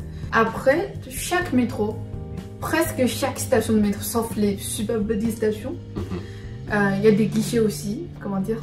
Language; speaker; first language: French; non-native, fluent; Chinese